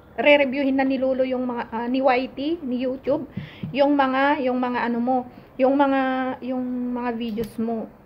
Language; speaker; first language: Filipino; native; Filipino